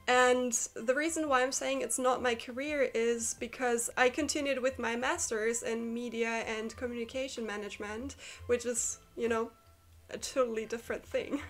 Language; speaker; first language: English; non-native, fluent; German